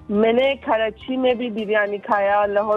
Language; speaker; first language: Hindi; non-native, fluent; Turkish